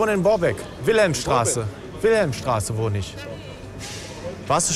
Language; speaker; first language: German; native; German